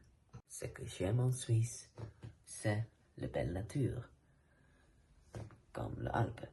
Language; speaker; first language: French; non-native, learner; Dutch